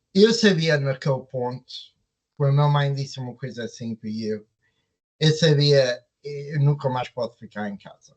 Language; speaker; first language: Portuguese; early bilingual, heritage; Portuguese